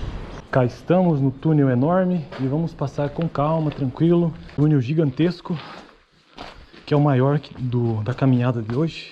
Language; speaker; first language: Portuguese; native; Portuguese